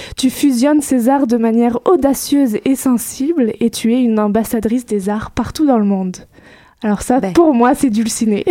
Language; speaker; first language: French; native; French